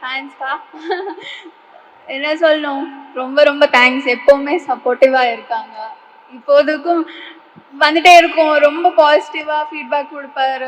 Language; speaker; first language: Tamil; non-native, fluent; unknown